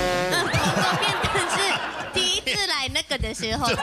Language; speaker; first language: Chinese; non-native, fluent; Japanese